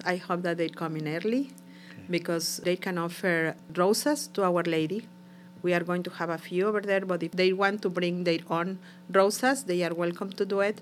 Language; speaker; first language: English; non-native, learner; Spanish